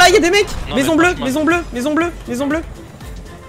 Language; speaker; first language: French; native; French